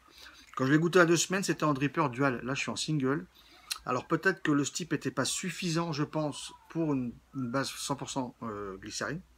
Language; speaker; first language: French; native; French